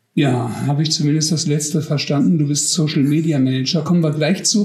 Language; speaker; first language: German; native; German